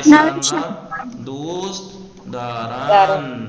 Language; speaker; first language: Persian; non-native, fluent; Urdu